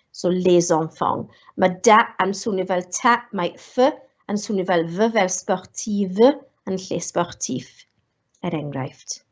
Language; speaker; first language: Welsh; non-native, local second language; English